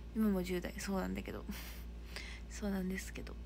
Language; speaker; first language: Japanese; native; Japanese